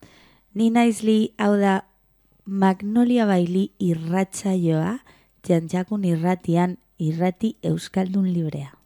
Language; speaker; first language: Basque; non-native, local second language; Spanish